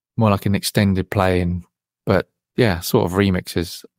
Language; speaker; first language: English; native; English